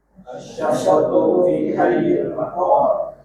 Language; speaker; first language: Arabic; non-native, learner; Indonesian